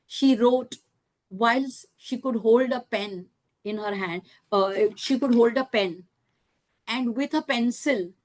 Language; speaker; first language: English; non-native, local second language; Gujarati